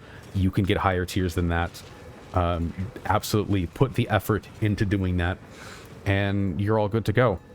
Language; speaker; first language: English; native; English